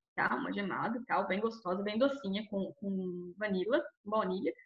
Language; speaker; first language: Portuguese; native; Portuguese